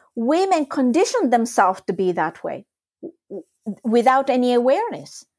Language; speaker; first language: English; non-native, fluent; Japanese